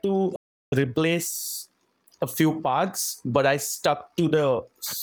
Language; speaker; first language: English; non-native, local second language; Marathi